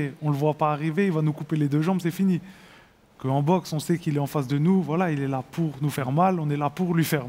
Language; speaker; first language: French; native; French